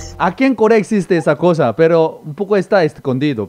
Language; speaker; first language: Spanish; non-native, learner; Korean